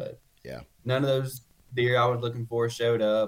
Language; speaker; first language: English; native; English